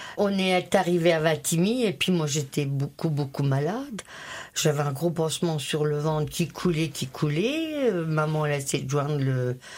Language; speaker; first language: French; early bilingual, other home language; Italian